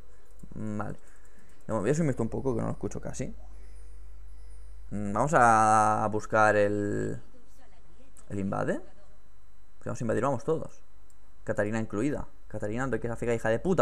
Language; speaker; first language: Spanish; native; Spanish